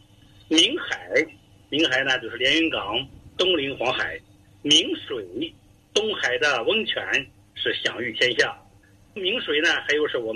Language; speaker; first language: Chinese; native; Chinese